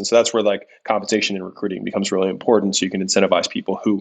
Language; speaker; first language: English; native; English